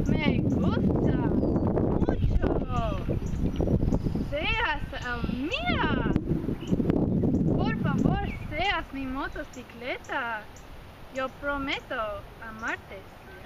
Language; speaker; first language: Spanish; non-native, learner; English